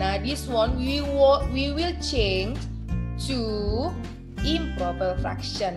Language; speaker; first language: English; non-native, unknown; Indonesian